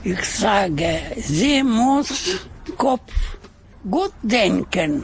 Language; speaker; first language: German; non-native, learner; Russian